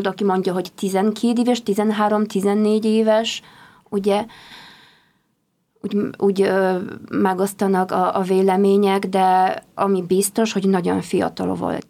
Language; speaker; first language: Hungarian; non-native, fluent; Polish